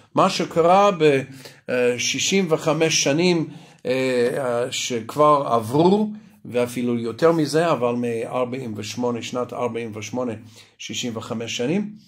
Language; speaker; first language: Hebrew; non-native, fluent; Russian